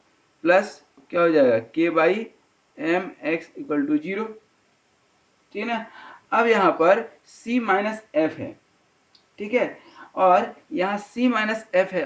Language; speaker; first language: Hindi; native; Hindi